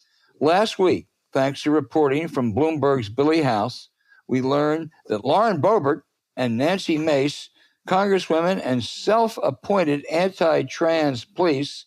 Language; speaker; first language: English; native; English